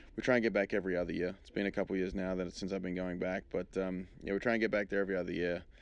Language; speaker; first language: English; native; English